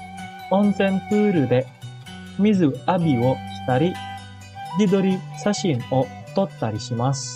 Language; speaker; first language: Japanese; non-native, fluent; Indonesian